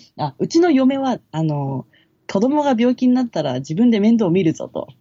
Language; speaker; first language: Japanese; native; Japanese